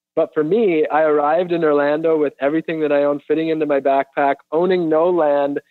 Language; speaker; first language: English; native; English